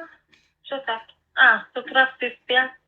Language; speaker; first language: Russian; non-native, fluent; Uzbek